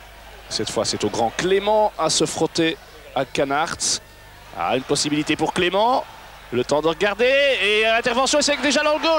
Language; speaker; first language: French; native; French